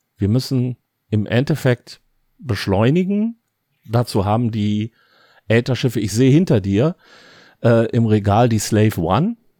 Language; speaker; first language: German; native; German